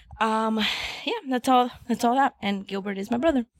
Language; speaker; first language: English; native; English